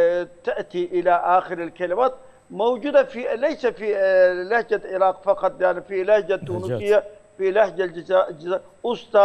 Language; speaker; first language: Arabic; non-native, fluent; Turkish